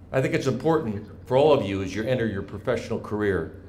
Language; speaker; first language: English; native; English